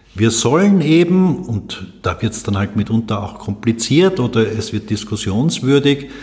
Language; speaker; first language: German; native; German